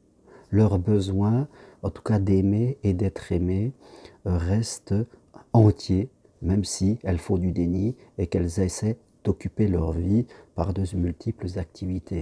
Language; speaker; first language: French; native; French